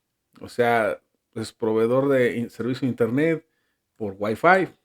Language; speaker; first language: Spanish; native; Spanish